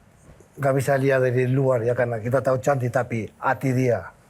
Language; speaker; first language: Indonesian; non-native, fluent; Spanish